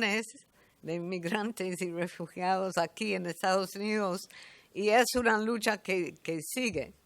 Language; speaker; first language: Spanish; non-native, fluent; English